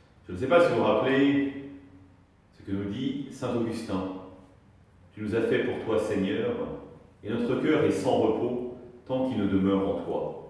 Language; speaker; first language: French; native; French